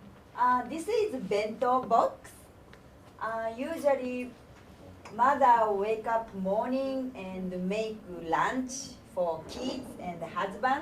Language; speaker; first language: English; non-native, learner; Japanese